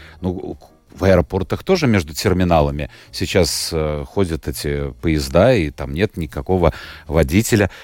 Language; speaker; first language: Russian; native; Russian